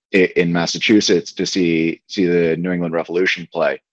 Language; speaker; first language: English; native; English